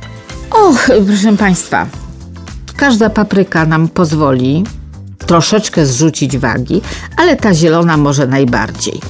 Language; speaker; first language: Polish; native; Polish